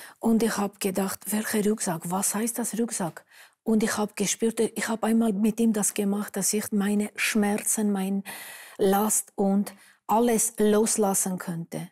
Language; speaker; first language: German; non-native, fluent; Armenian